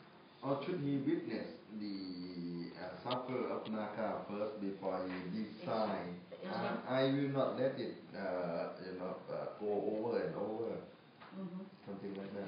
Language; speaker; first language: English; non-native, fluent; Thai